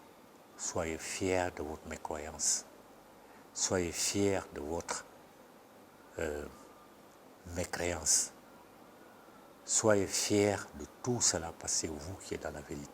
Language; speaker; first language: French; non-native, local second language; Bambara